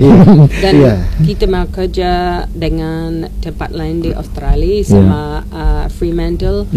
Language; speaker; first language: Indonesian; non-native, learner; English